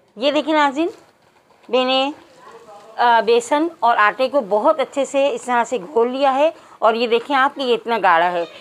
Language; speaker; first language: Urdu; native; Urdu